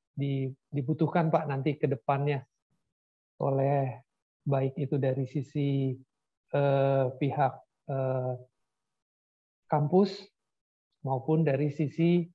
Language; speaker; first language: Indonesian; native; Indonesian